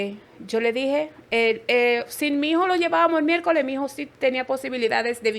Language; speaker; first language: Spanish; native; Spanish